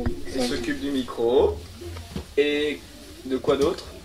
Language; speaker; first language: French; native; French